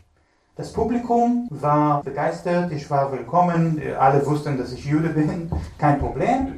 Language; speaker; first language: German; non-native, fluent; Hebrew